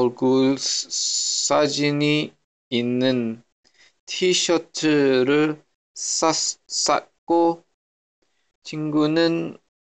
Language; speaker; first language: Korean; non-native, learner; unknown